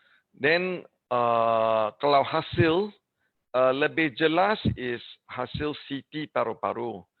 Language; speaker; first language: Indonesian; non-native, learner; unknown